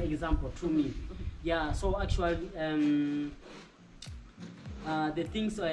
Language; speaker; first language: English; non-native, local second language; Swahili